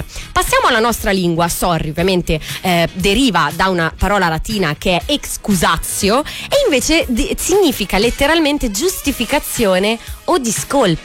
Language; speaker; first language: Italian; native; Italian